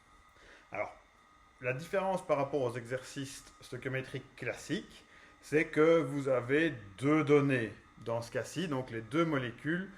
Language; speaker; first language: French; native; French